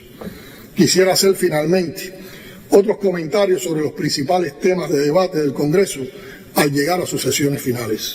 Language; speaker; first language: Spanish; native; Spanish